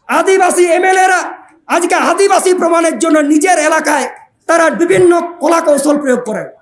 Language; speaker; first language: Bangla; non-native, local second language; Santali